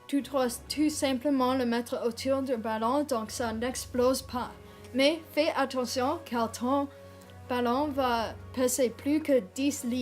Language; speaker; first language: French; non-native, learner; English